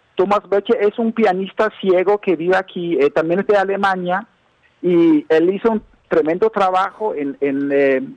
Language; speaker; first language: Spanish; non-native, fluent; German